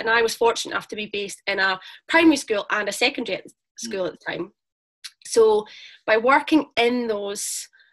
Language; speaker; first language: English; native; English